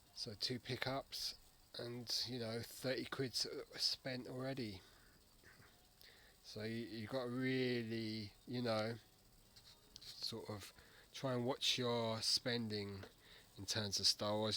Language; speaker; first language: English; native; English